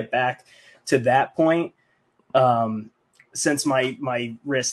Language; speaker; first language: English; native; English